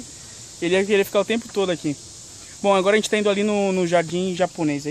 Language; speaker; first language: Portuguese; native; Portuguese